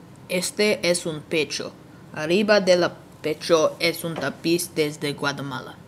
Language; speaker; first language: Spanish; non-native, learner; English